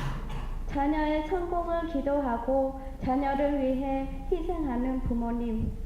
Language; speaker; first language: Korean; native; Korean